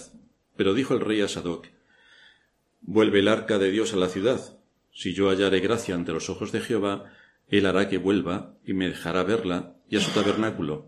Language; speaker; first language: Spanish; native; Spanish